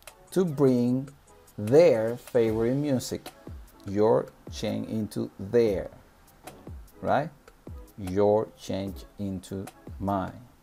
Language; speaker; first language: English; non-native, fluent; Spanish